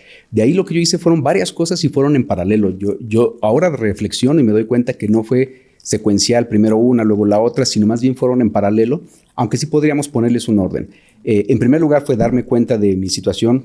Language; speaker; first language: Spanish; native; Spanish